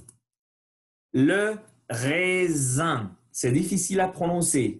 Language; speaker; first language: French; non-native, learner; Spanish